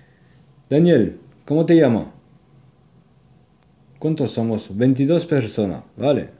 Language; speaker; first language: Spanish; non-native, learner; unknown